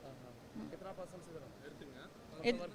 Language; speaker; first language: Hindi; non-native, local second language; Tamil